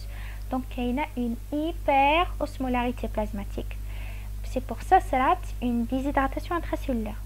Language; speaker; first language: French; non-native, local second language; Arabic